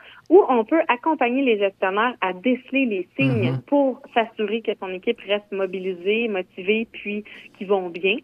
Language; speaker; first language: French; native; French